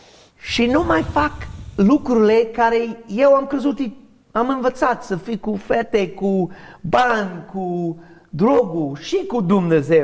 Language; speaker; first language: Romanian; non-native, learner; English